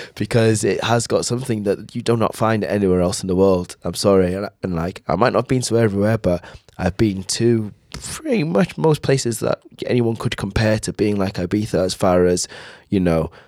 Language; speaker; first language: English; native; English